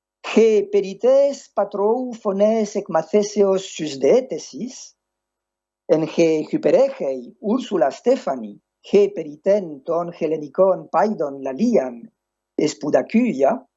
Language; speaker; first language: Greek; non-native, fluent; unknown